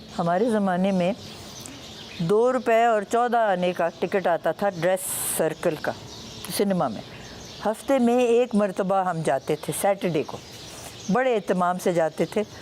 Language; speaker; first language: Urdu; non-native, local second language; Punjabi